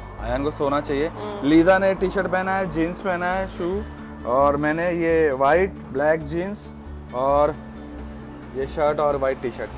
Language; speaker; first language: Hindi; native; Hindi